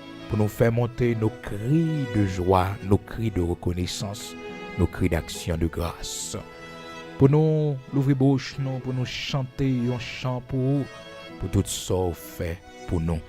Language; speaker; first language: French; non-native, local second language; Haitian Creole